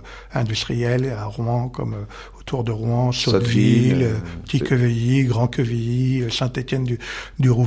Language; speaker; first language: French; native; French